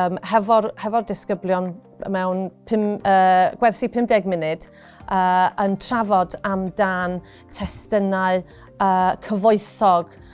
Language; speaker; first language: Welsh; non-native, local second language; English